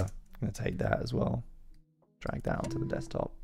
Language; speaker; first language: English; native; English